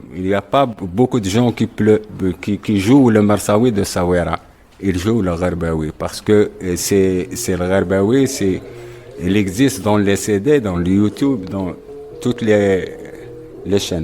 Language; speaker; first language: French; non-native, local second language; Arabic